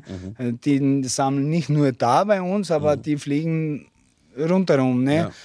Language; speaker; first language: German; non-native, learner; Slovenian